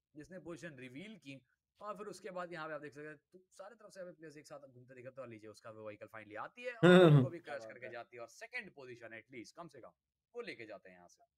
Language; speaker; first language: Hindi; native; Hindi